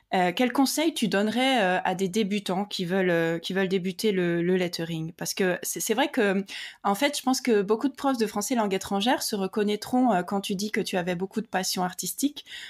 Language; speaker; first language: French; native; French